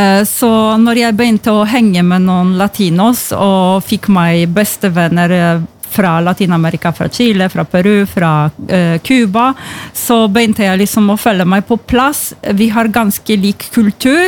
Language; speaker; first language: Norwegian; non-native, fluent; Polish